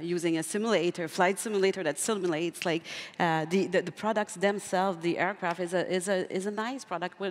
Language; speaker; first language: English; non-native, fluent; French